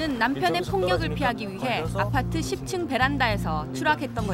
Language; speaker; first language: Korean; native; Korean